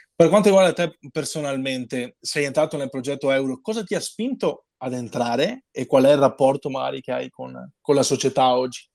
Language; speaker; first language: Italian; native; Italian